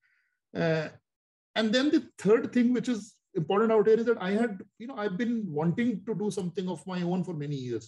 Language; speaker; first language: English; non-native, local second language; Hindi